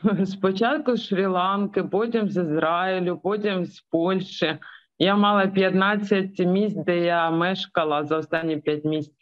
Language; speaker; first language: Ukrainian; non-native, local second language; Russian